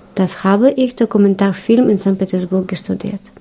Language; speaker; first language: German; non-native, learner; Russian